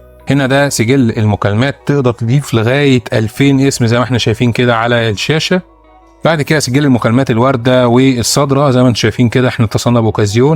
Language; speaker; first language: Arabic; native; Arabic